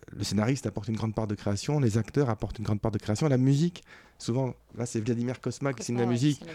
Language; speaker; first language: French; native; French